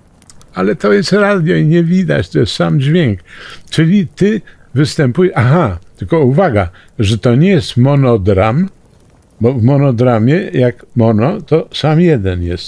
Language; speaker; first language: Polish; native; Polish